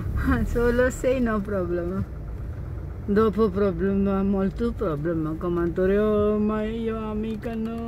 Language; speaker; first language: Italian; non-native, learner; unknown